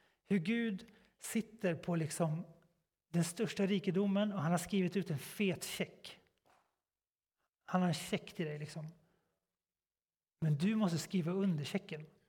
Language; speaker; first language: Swedish; native; Swedish